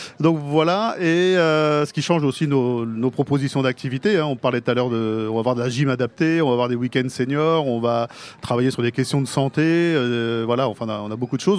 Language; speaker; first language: French; native; French